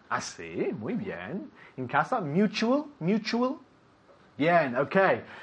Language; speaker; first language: Spanish; non-native, fluent; English